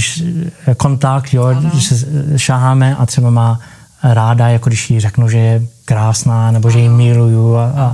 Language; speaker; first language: Czech; early bilingual, heritage; Czech